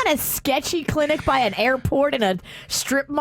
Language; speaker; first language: English; native; English